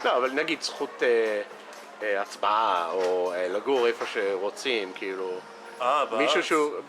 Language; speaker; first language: Hebrew; non-native, fluent; English